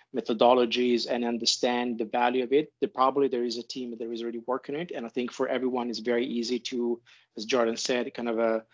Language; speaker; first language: English; non-native, fluent; Italian